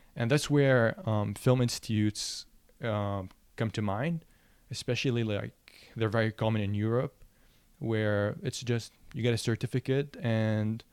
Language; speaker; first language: English; non-native, fluent; Arabic